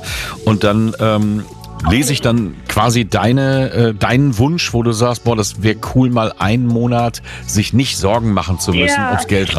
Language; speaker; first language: German; native; German